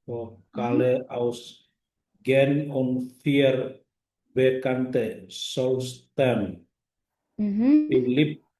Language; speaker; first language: German; non-native, learner; Indonesian